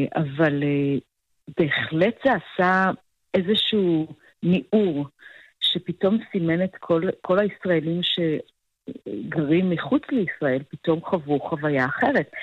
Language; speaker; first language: Hebrew; native; Hebrew